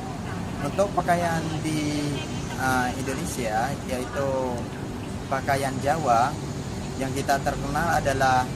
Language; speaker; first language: Indonesian; non-native, learner; Thai